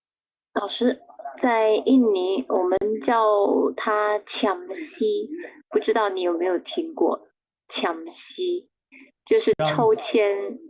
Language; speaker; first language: Chinese; early bilingual, heritage; Chinese